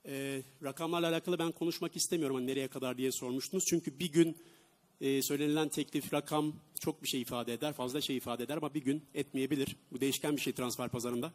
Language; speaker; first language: Turkish; native; Turkish